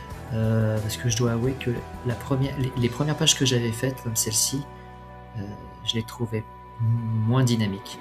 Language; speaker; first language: French; native; French